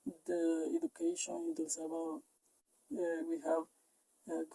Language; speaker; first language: English; non-native, learner; Spanish